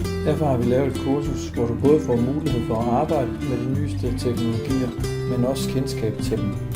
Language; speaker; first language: Danish; native; Danish